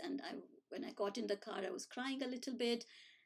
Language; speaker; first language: English; non-native, local second language; Hindi